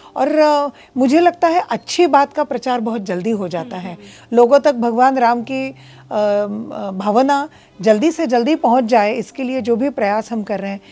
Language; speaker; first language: Hindi; non-native, local second language; Marathi